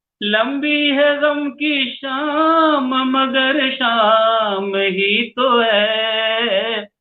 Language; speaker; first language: Hindi; native; Hindi